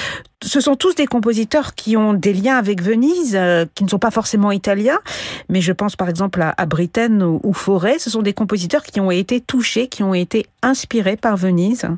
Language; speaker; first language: French; native; French